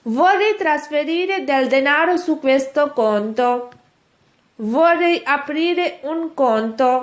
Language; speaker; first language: Italian; non-native, fluent; Urdu